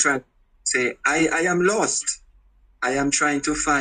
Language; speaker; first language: English; non-native, learner; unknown